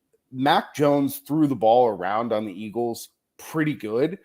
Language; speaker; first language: English; native; English